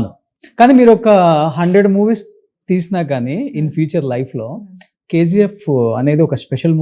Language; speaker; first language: Telugu; native; Telugu